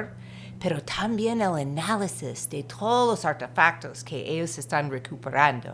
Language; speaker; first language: Spanish; non-native, fluent; English